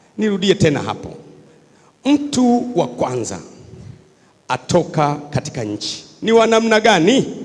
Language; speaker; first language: Swahili; native; Swahili